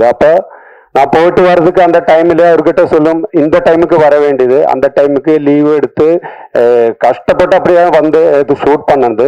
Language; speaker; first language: Tamil; non-native, learner; Malayalam